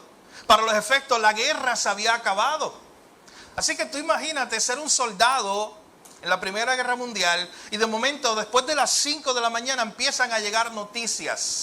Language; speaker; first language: Spanish; native; Spanish